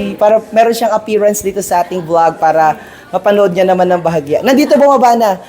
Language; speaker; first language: Filipino; native; Filipino